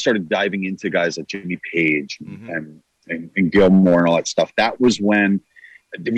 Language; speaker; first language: English; native; English